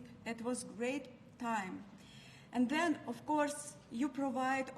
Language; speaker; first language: English; non-native, learner; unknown